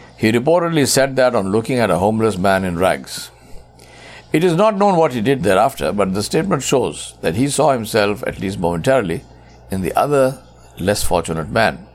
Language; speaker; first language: English; non-native, local second language; Urdu